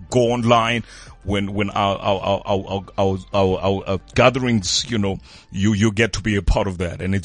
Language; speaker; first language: English; non-native, local second language; Tswana